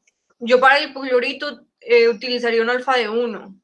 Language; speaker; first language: Spanish; native; Spanish